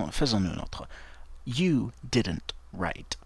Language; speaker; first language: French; non-native, fluent; English